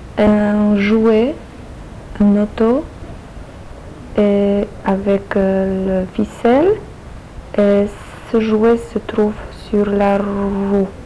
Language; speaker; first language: French; non-native, learner; Polish